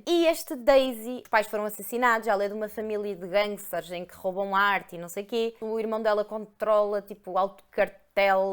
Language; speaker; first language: Portuguese; native; Portuguese